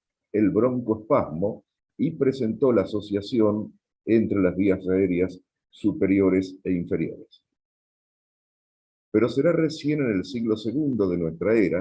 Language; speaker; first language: Spanish; native; Spanish